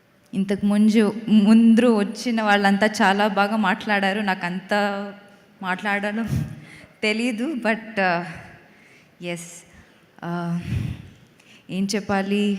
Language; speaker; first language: Telugu; non-native, local second language; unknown